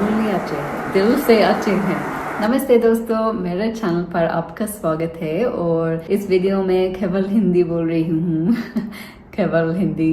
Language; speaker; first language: Hindi; non-native, learner; English